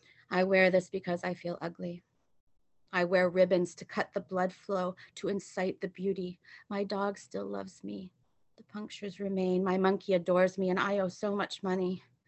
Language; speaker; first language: English; native; English